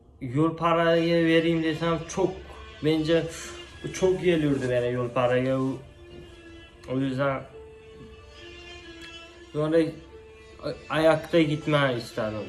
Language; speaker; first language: Turkish; non-native, learner; Uzbek